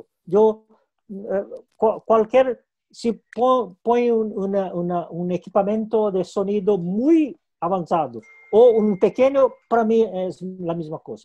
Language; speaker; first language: Spanish; non-native, local second language; Portuguese